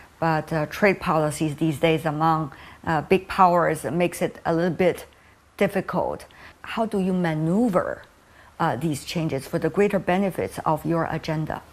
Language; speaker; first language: English; non-native, fluent; Chinese